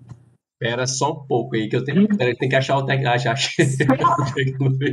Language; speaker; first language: Portuguese; native; Portuguese